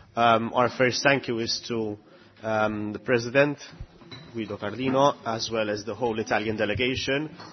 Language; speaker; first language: English; non-native, local second language; Maltese